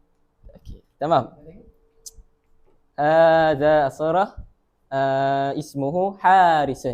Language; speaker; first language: Arabic; non-native, learner; Malay